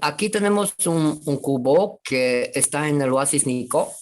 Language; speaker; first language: Spanish; non-native, fluent; Romanian